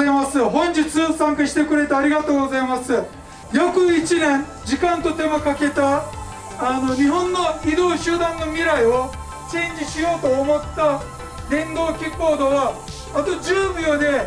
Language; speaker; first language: Japanese; non-native, fluent; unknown